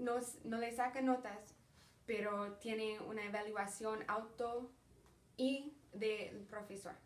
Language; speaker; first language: Spanish; early bilingual, heritage; Spanish